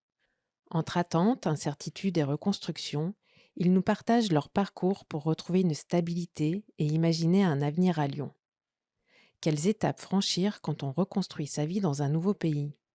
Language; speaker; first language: French; native; French